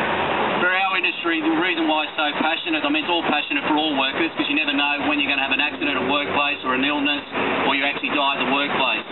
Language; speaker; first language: English; native; English